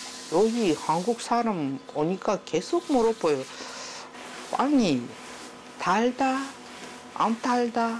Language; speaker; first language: Korean; non-native, learner; Russian